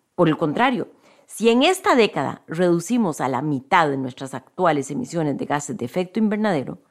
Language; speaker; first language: Spanish; native; Spanish